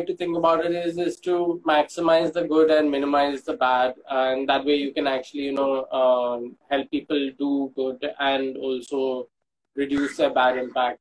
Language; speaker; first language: English; non-native, local second language; Hindi